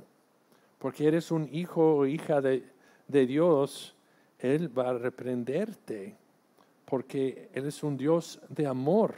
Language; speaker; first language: Spanish; non-native, fluent; English